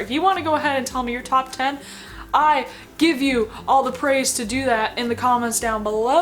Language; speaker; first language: English; native; English